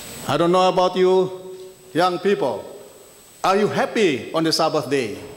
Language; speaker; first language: English; non-native, fluent; Indonesian